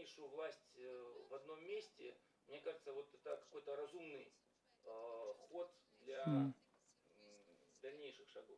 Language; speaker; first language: Russian; native; Russian